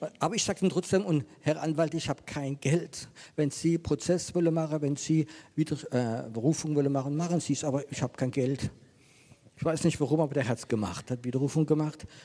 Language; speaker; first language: German; non-native, fluent; French